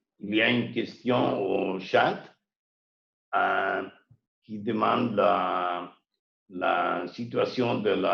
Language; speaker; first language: French; non-native, learner; Spanish